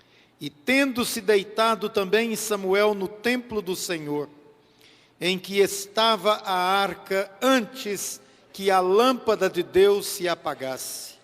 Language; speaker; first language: Portuguese; native; Portuguese